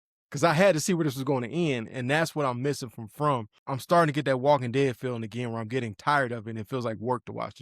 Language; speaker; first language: English; native; English